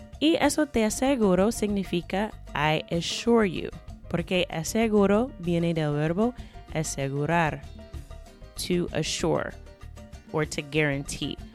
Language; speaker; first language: Spanish; non-native, fluent; English